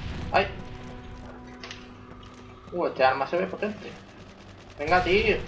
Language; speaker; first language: Spanish; native; Spanish